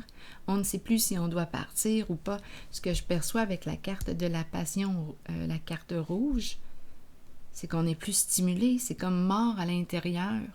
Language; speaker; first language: French; native; French